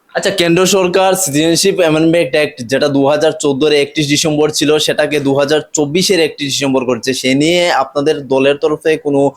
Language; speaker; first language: Bangla; native; Bangla